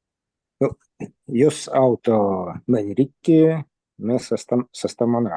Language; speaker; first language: Finnish; non-native, learner; Russian